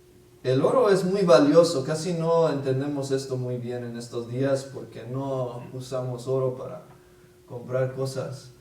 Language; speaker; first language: Spanish; non-native, fluent; English